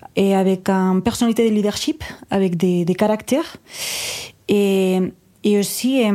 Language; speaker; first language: French; non-native, fluent; Spanish